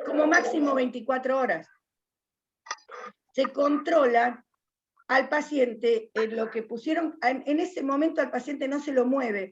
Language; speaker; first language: Spanish; native; Spanish